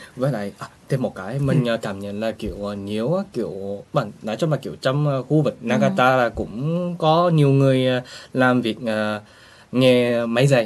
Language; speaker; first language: Vietnamese; early bilingual, heritage; Vietnamese